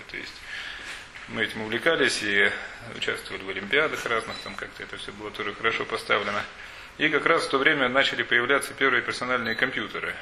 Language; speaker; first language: Russian; native; Russian